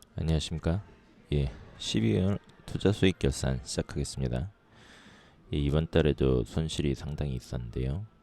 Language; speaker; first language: Korean; native; Korean